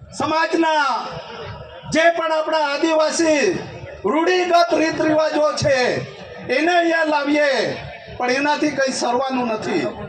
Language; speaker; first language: Gujarati; non-native, local second language; Kukna